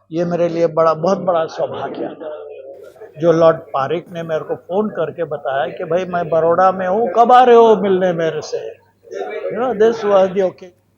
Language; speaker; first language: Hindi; non-native, local second language; Urdu